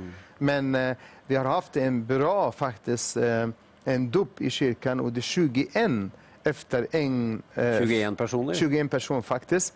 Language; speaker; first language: Swedish; non-native, fluent; Arabic